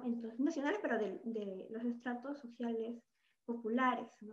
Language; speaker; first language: Spanish; native; Spanish